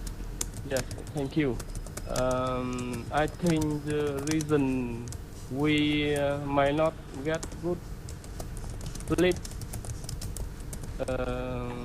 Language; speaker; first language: English; non-native, learner; Vietnamese